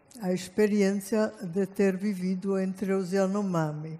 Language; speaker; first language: Portuguese; non-native, fluent; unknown